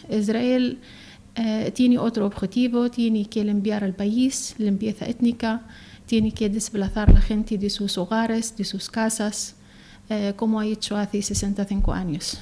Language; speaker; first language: Spanish; non-native, learner; Arabic